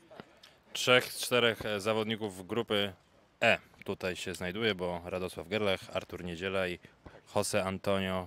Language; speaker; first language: Polish; native; Polish